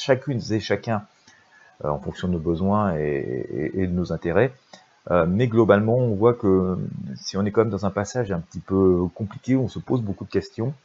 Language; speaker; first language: French; native; French